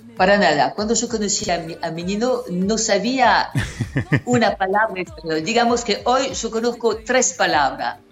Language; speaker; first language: Spanish; non-native, learner; French